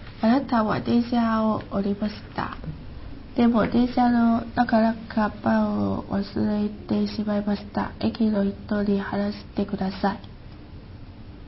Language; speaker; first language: Japanese; non-native, learner; Chinese